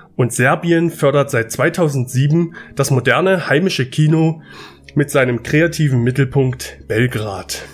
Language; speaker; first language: German; native; German